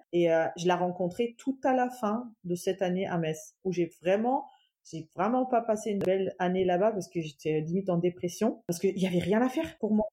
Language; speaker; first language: French; non-native, fluent; German